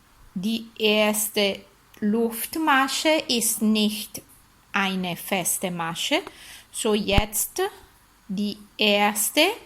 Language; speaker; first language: German; non-native, learner; Italian